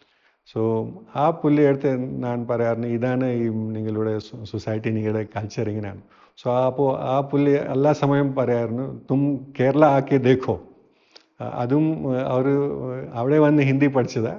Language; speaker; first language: Malayalam; non-native, fluent; Hindi